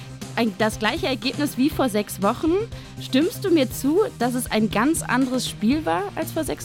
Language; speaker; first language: German; native; German